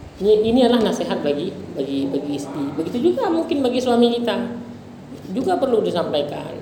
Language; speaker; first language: Indonesian; non-native, local second language; Achinese